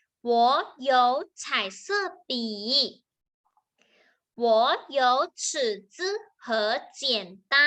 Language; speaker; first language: Chinese; non-native, fluent; Thai